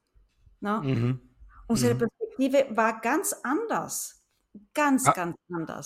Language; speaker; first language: German; non-native, fluent; Spanish